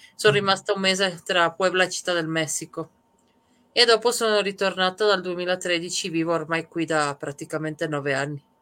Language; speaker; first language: Italian; early bilingual, other home language; Serbian